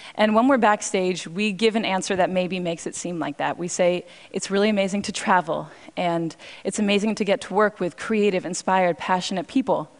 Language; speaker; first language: English; native; English